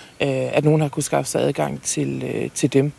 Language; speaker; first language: Danish; native; Danish